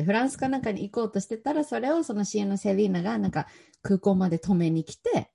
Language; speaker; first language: Japanese; native; Japanese